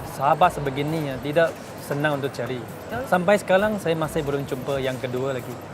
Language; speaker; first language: Malay; non-native, local second language; Chinese